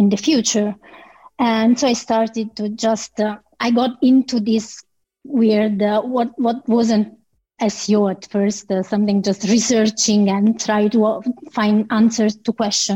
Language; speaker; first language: English; non-native, fluent; Italian